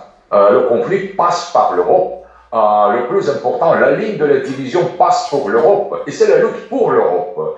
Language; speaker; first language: French; non-native, fluent; Russian